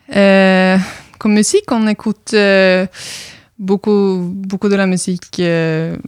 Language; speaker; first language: French; non-native, fluent; Norwegian